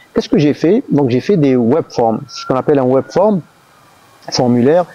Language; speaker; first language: French; non-native, local second language; Arabic